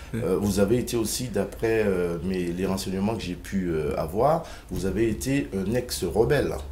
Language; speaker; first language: French; native; French